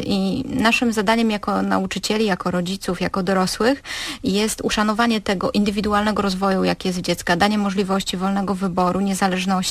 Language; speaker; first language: Polish; native; Polish